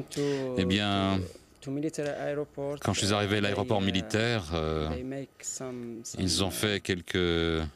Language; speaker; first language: French; non-native, local second language; Arabic